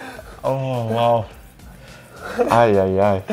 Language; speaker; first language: German; non-native, fluent; Danish